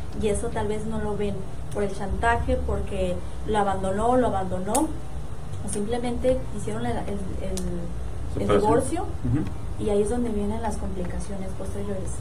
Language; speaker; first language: Spanish; native; Spanish